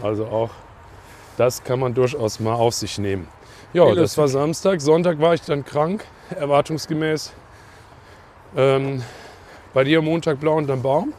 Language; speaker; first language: German; native; German